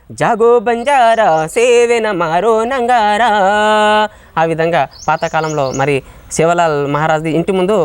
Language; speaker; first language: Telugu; non-native, local second language; Lambadi